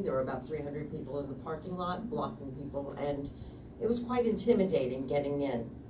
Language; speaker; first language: English; native; English